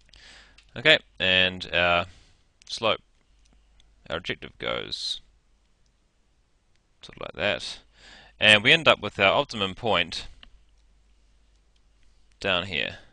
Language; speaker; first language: English; native; English